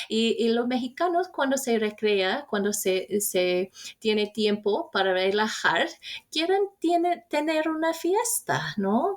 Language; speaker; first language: Spanish; non-native, fluent; English